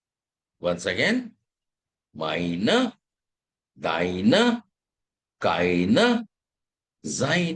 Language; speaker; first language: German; non-native, fluent; Telugu